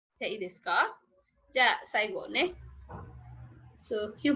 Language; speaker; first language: Japanese; non-native, fluent; Filipino